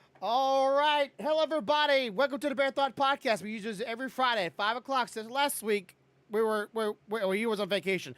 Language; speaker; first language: English; native; English